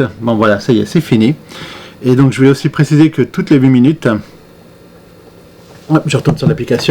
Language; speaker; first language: French; native; French